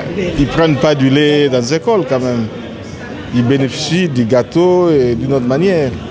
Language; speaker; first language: French; non-native, local second language; Lingala